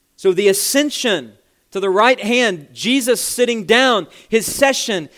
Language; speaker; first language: English; native; English